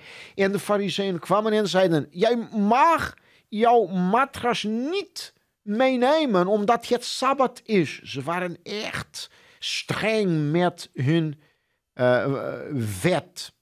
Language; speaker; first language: Dutch; non-native, fluent; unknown